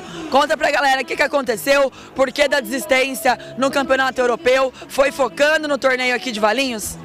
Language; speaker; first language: Portuguese; native; Portuguese